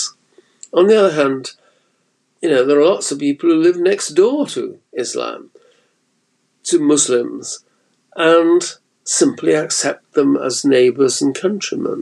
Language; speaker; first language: English; native; English